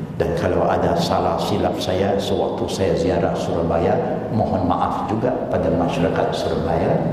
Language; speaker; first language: Malay; non-native, local second language; Chinese